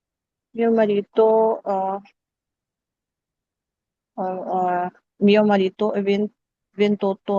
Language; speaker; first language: Italian; non-native, learner; Urdu